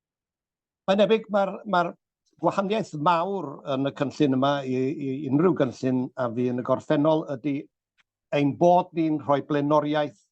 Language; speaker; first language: Welsh; native; Welsh